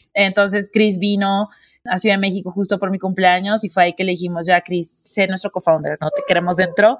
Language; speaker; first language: Spanish; native; Spanish